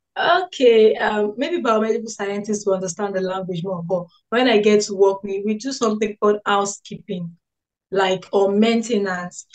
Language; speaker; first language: English; non-native, local second language; Yoruba